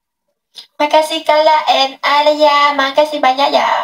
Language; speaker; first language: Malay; non-native, learner; Vietnamese